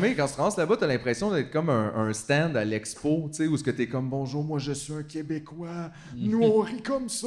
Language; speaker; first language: French; native; French